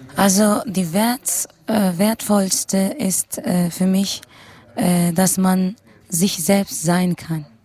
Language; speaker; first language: German; non-native, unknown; Kurdish